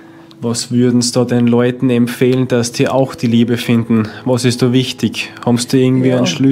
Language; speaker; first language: German; native; German